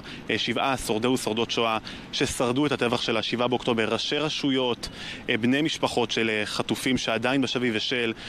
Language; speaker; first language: Hebrew; native; Hebrew